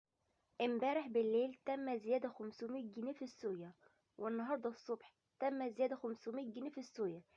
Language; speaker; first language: Arabic; native; Arabic